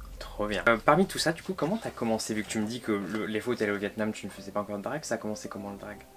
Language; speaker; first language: French; native; French